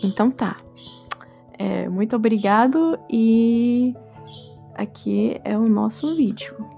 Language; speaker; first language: Portuguese; early bilingual, heritage; Portuguese